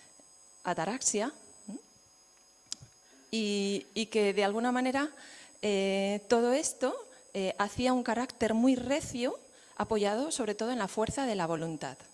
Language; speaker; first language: Spanish; native; Spanish